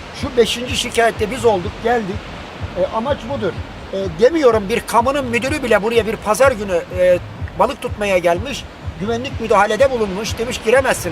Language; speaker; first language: Turkish; native; Turkish